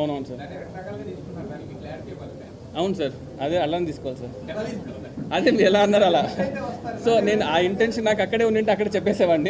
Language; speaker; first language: Telugu; native; Telugu